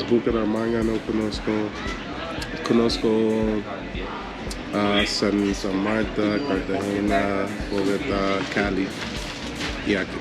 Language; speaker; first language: Spanish; non-native, learner; English